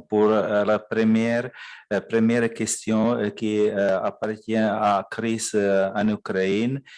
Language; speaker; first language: French; non-native, fluent; Czech